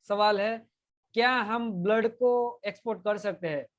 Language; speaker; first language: Hindi; non-native, local second language; Gujarati